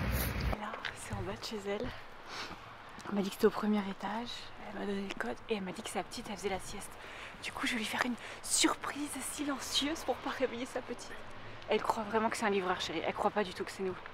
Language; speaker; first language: French; native; French